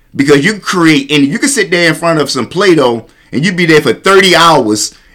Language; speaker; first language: English; native; English